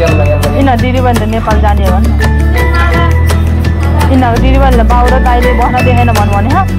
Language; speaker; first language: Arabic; non-native, learner; Nepali